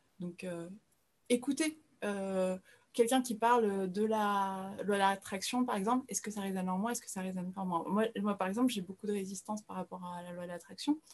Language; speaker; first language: French; early bilingual, other home language; Portuguese